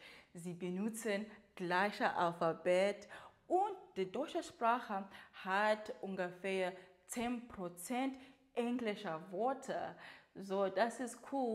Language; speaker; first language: German; non-native, learner; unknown